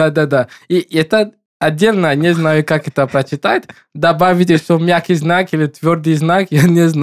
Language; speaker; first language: Russian; non-native, learner; English